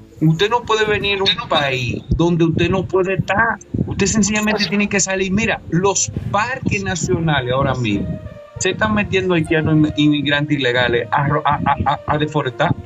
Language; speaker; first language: Spanish; native; Spanish